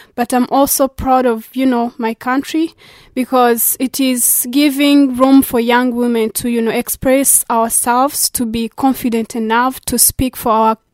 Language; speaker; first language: English; non-native, local second language; Kinyarwanda